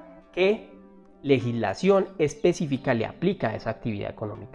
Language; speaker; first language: Spanish; native; Spanish